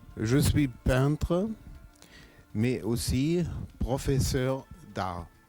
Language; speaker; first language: French; non-native, learner; German